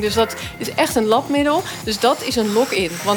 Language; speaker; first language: Dutch; native; Dutch